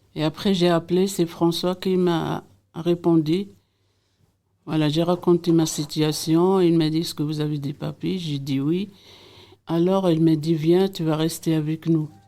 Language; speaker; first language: French; non-native, local second language; Arabic